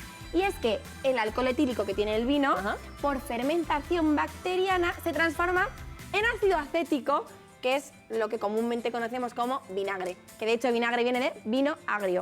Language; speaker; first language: Spanish; native; Spanish